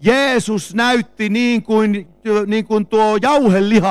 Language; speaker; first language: Finnish; native; Finnish